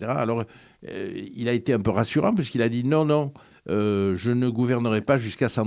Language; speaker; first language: French; native; French